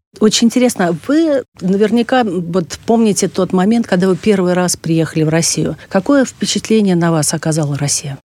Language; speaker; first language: Russian; native; Russian